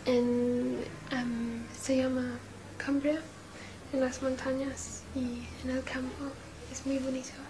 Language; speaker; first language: Spanish; non-native, learner; English